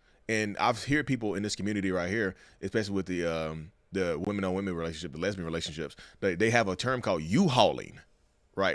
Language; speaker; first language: English; native; English